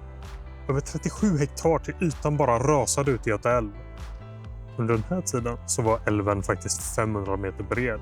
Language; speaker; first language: Swedish; native; Swedish